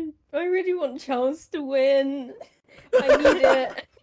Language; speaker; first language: English; native; English